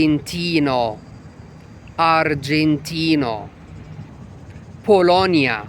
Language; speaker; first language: Italian; non-native, fluent; Arabic